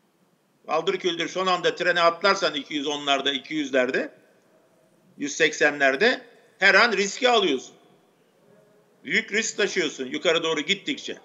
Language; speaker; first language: Turkish; native; Turkish